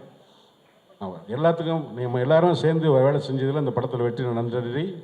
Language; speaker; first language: Tamil; native; Tamil